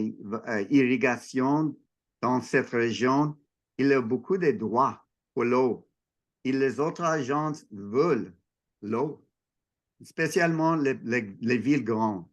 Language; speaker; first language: French; non-native, learner; English